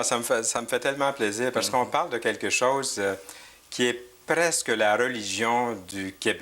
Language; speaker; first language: French; native; French